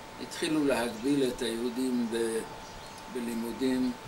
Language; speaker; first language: Hebrew; non-native, fluent; Hungarian